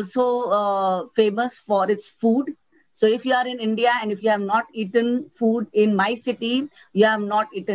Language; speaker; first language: English; non-native, local second language; Gujarati